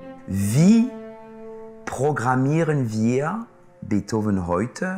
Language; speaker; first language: German; non-native, local second language; French